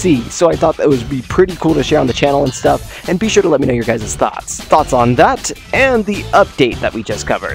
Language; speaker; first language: English; native; English